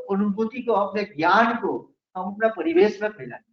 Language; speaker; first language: Hindi; non-native, local second language; Bangla